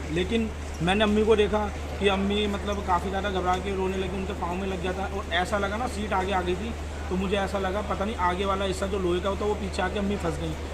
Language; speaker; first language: Hindi; native; Hindi